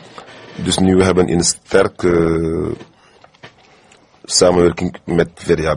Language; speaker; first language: Dutch; non-native, fluent; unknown